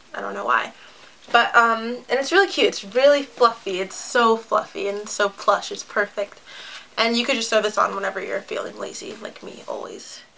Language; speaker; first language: English; native; English